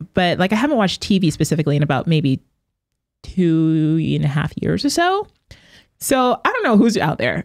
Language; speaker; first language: English; native; English